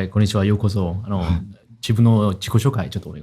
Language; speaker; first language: Japanese; non-native, fluent; Korean